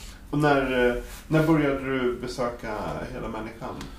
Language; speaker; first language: Swedish; native; Swedish